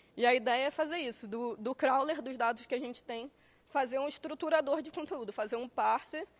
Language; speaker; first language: Portuguese; native; Portuguese